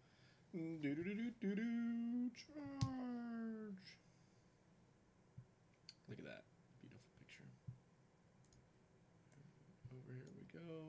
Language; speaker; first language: English; native; English